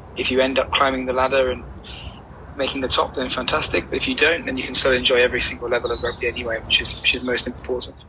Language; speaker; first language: English; native; English